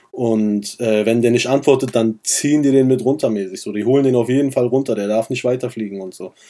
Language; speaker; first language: German; early bilingual, other home language; Persian